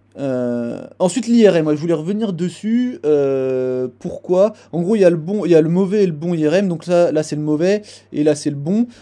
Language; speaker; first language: French; native; French